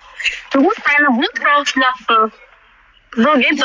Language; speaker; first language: German; early bilingual, other home language; Amharic